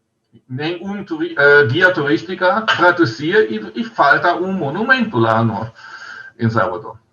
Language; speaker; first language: Portuguese; non-native, learner; German